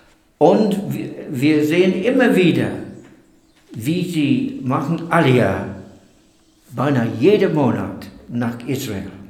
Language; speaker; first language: German; non-native, fluent; English